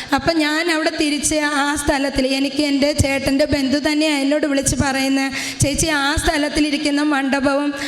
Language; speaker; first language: Malayalam; native; Malayalam